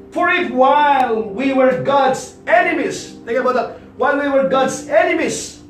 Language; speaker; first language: English; non-native, local second language; Filipino